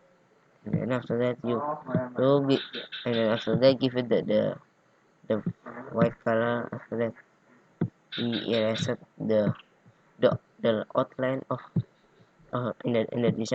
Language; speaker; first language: English; non-native, learner; Indonesian